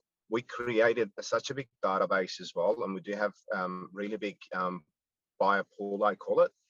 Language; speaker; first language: English; non-native, fluent; Greek